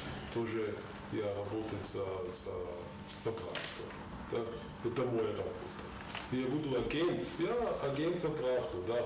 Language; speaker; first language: Russian; non-native, learner; German